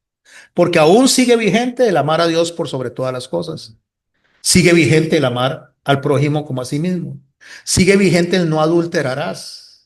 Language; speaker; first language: Spanish; native; Spanish